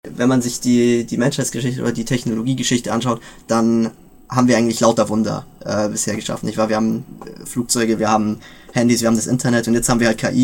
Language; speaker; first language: German; native; German